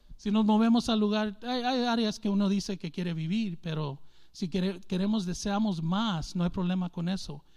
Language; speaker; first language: Spanish; early bilingual, heritage; English